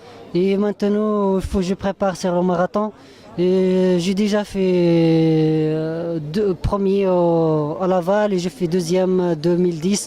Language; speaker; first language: French; non-native, learner; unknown